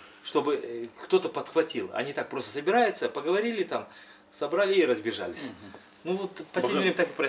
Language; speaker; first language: Russian; non-native, local second language; Kyrgyz